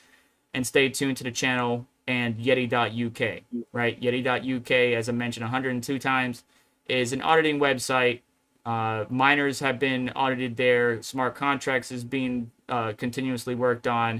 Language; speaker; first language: English; native; English